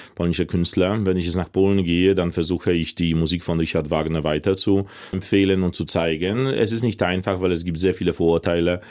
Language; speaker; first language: German; non-native, fluent; Polish